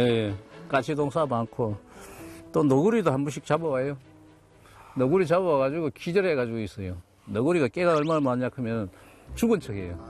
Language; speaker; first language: Korean; native; Korean